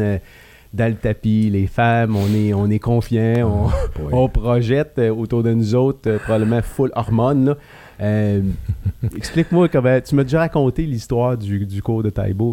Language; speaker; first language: French; native; French